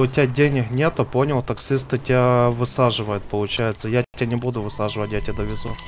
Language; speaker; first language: Russian; native; Russian